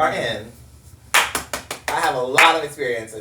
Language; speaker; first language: English; native; English